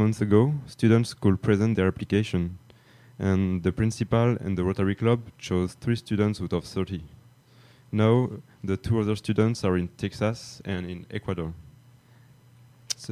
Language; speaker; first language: English; non-native, fluent; French